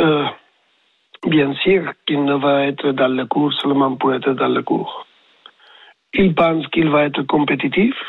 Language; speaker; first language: French; non-native, learner; Spanish